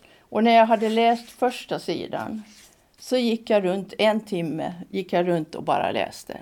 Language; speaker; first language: Swedish; native; Swedish